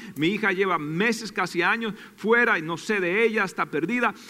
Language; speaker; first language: Spanish; native; Spanish